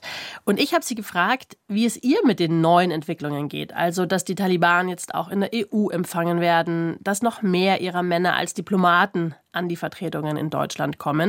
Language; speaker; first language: German; native; German